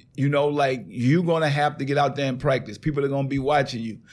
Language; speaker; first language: English; native; English